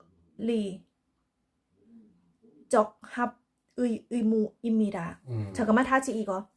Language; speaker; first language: Korean; non-native, learner; Thai